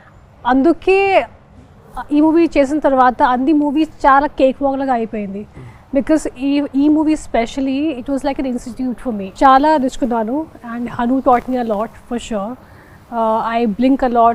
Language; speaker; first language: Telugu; non-native, learner; Hindi